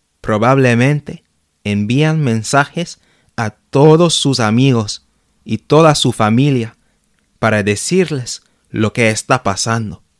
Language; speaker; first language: Spanish; non-native, fluent; English